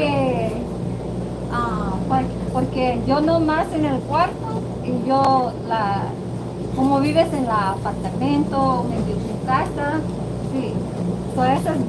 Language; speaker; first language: Spanish; non-native, learner; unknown